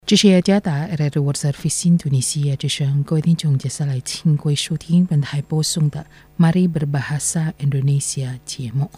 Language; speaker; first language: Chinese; non-native, fluent; Indonesian